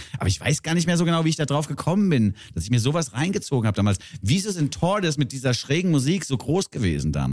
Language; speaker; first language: German; native; German